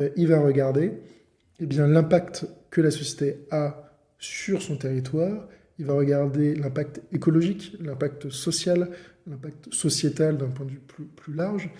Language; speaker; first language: French; native; French